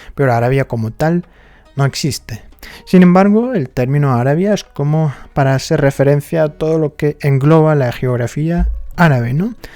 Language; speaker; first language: Spanish; non-native, fluent; Arabic